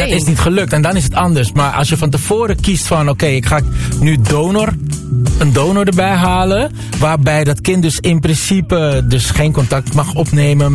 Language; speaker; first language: Dutch; native; Dutch